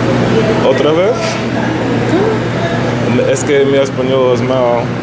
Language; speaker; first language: Spanish; non-native, learner; English